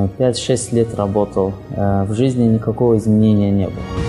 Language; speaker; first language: Russian; non-native, learner; Kyrgyz